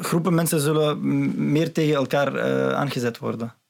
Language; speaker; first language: Dutch; non-native, fluent; Arabic